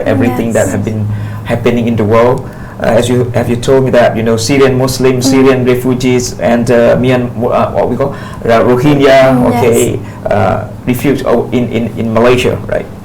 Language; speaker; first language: English; non-native, fluent; Pattani Malay